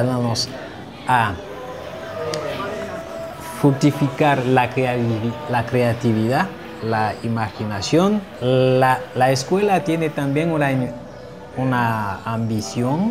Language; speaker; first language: Spanish; non-native, fluent; Haitian Creole